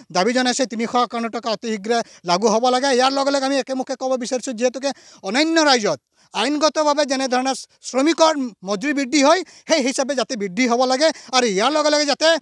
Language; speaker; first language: Assamese; non-native, local second language; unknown